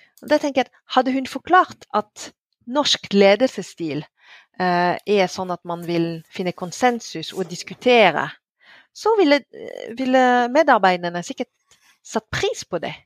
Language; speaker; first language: Norwegian; non-native, fluent; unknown